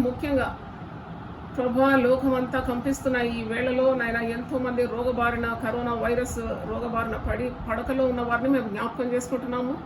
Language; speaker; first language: Telugu; non-native, local second language; Malayalam